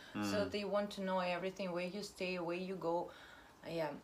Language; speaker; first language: English; non-native, fluent; Russian